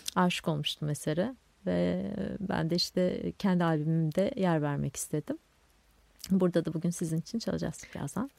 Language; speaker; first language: Turkish; non-native, local second language; Kurdish